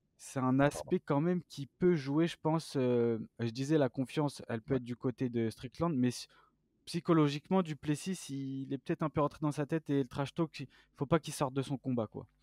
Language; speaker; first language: French; native; French